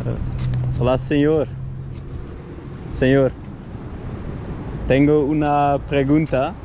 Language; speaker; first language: Spanish; non-native, learner; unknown